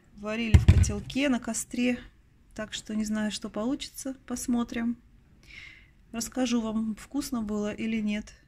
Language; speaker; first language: Russian; native; Russian